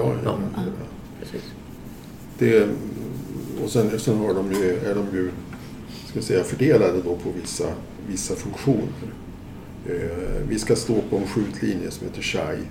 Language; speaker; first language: Swedish; native; Swedish